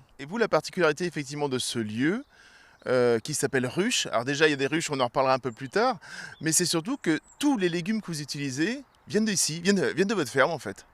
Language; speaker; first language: French; native; French